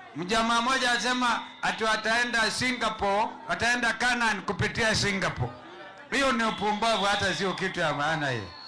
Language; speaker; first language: Swahili; non-native, local second language; Kamba